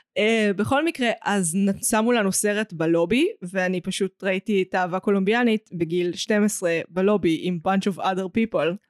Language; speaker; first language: Hebrew; native; Hebrew